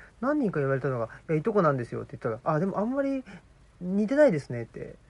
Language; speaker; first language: Japanese; native; Japanese